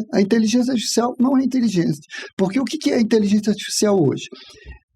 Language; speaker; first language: Portuguese; native; Portuguese